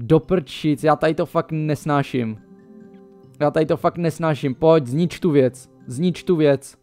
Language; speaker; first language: Czech; native; Czech